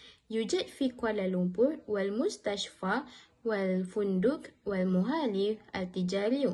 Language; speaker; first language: Arabic; non-native, learner; Malay